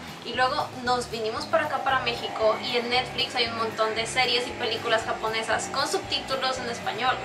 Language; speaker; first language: Spanish; native; Spanish